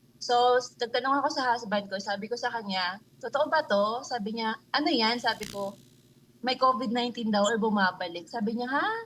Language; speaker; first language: Filipino; native; Filipino